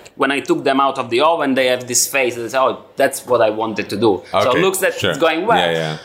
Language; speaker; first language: English; non-native, learner; Italian